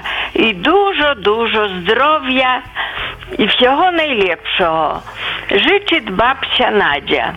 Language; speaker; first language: Polish; non-native, local second language; Belarusian